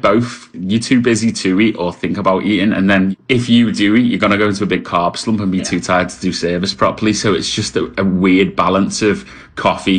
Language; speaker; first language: English; native; English